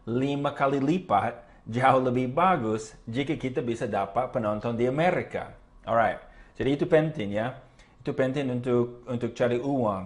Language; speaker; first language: Indonesian; non-native, fluent; English